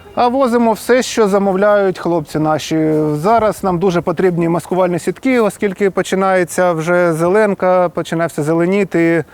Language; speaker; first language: Ukrainian; non-native, local second language; Russian